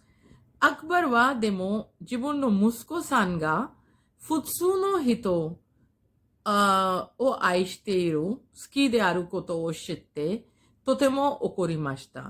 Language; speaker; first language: Japanese; non-native, fluent; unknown